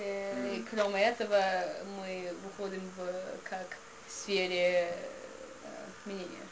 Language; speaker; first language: Russian; non-native, learner; English